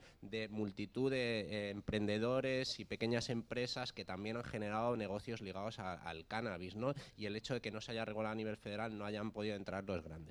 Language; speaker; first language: Spanish; native; Spanish